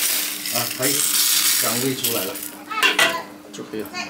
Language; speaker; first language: Chinese; non-native, local second language; Hakka Chinese